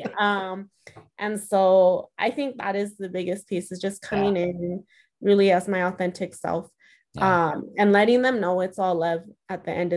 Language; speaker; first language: English; early bilingual, other home language; Spanish